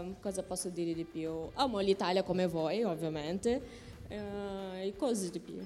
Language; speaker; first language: Italian; non-native, learner; Portuguese